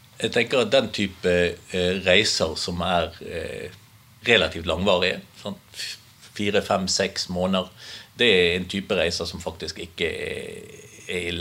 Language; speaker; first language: Norwegian; native; Norwegian